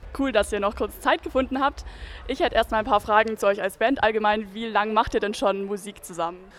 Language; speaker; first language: German; native; German